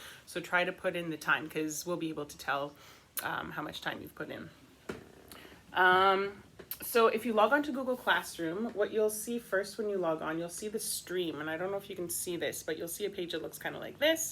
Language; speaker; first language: English; native; English